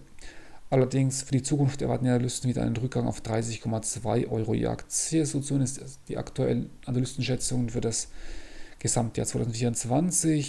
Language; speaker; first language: German; native; German